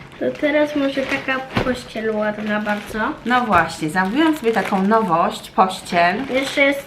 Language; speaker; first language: Polish; native; Polish